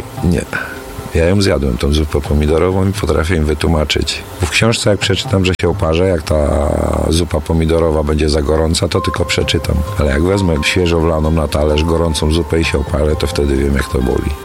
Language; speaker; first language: Polish; native; Polish